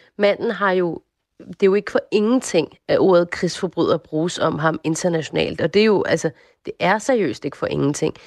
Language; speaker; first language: Danish; early bilingual, other home language; Arabic